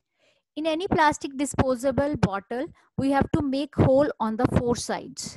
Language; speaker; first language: English; non-native, local second language; Hindi